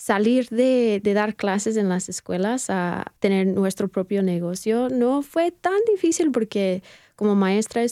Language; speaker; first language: Spanish; non-native, fluent; English